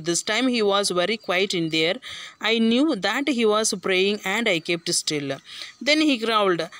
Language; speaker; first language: English; non-native, local second language; Tamil